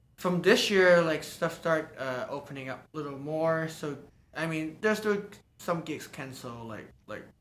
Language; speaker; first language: English; non-native, local second language; Cantonese